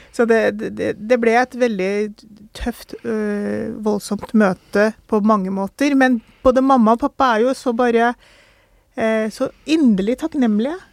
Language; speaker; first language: Norwegian; early bilingual, other home language; Urdu